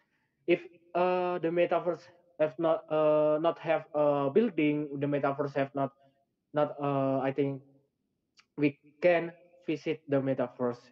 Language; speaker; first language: English; non-native, learner; Indonesian